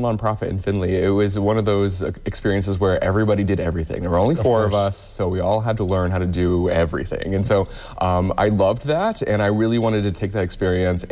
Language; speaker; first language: English; native; English